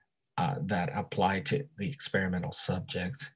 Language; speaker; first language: English; native; English